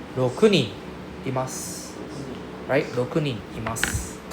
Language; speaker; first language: Japanese; non-native, fluent; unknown